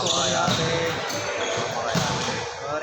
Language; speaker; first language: English; non-native, local second language; Filipino